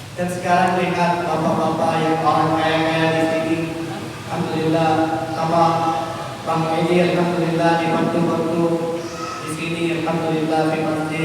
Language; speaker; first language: Indonesian; non-native, learner; Urdu